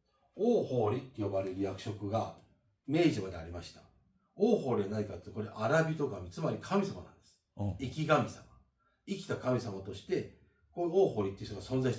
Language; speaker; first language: Japanese; native; Japanese